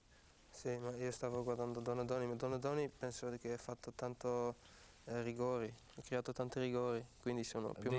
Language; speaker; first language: Italian; non-native, fluent; Dutch